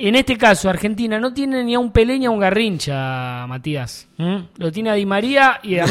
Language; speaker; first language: Spanish; native; Spanish